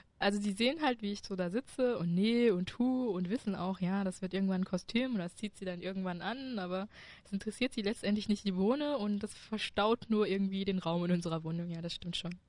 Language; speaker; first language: German; early bilingual, other home language; Chinese